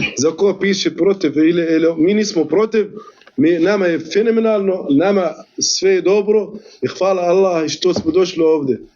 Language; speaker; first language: Bosnian; non-native, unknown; Arabic